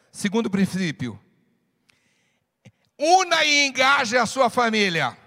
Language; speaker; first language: Portuguese; native; Portuguese